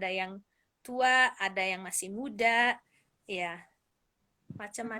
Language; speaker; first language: Indonesian; non-native, fluent; English